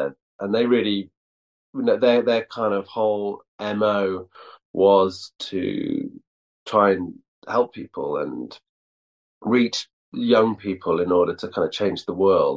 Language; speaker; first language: English; native; English